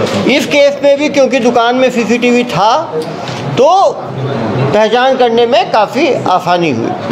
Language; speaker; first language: Hindi; native; Hindi